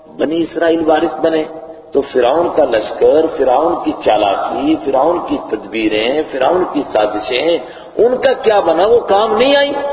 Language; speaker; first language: Urdu; non-native, local second language; Kashmiri